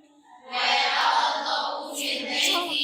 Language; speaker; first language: Arabic; non-native, learner; Indonesian